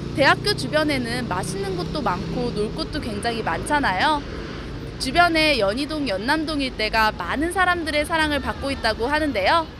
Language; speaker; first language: Korean; native; Korean